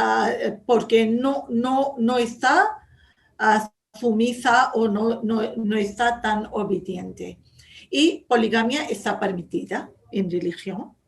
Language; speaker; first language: Spanish; non-native, fluent; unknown